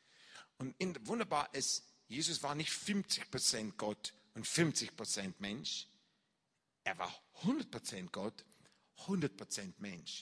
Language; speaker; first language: German; non-native, fluent; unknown